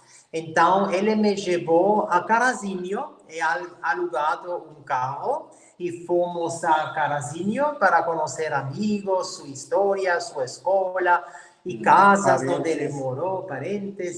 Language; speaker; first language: Portuguese; non-native, fluent; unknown